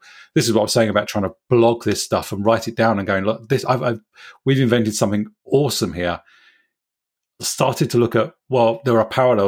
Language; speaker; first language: English; native; English